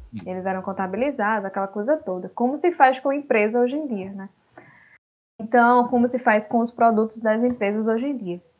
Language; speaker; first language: Portuguese; early bilingual, other home language; Upper Guinea Crioulo